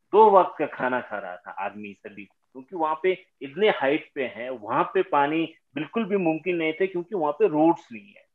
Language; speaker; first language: Hindi; native; Hindi